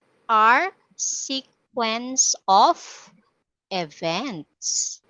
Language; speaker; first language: English; non-native, fluent; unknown